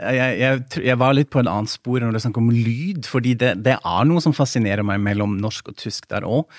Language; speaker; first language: Norwegian; non-native, fluent; German